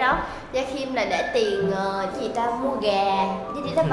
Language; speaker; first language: Vietnamese; native; Vietnamese